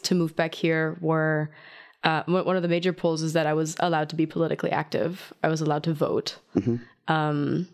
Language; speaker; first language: English; non-native, fluent; German